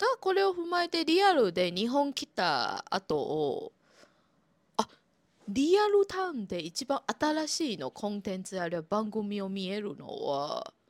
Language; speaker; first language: Japanese; non-native, fluent; Chinese